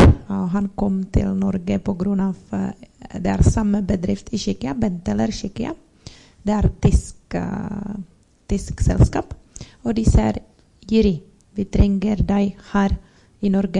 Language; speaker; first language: Norwegian; non-native, learner; Czech